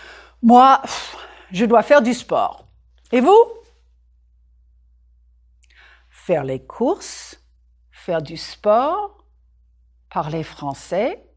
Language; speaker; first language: French; non-native, fluent; English